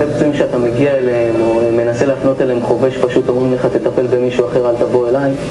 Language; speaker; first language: Hebrew; native; Hebrew